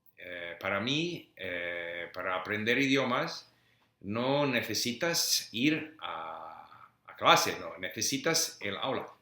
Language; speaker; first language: Spanish; non-native, fluent; English